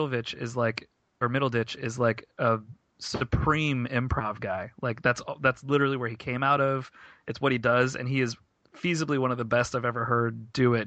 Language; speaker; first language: English; native; English